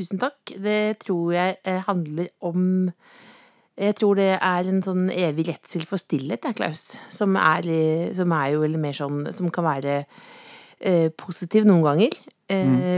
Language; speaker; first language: Norwegian; native; Norwegian